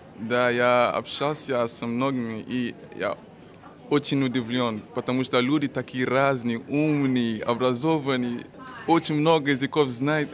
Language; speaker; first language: Russian; non-native, fluent; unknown